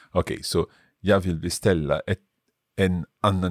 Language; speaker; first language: Swedish; non-native, learner; English